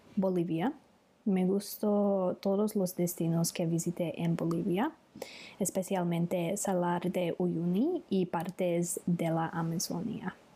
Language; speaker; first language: Spanish; non-native, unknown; English